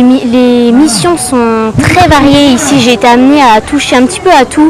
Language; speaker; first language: French; native; French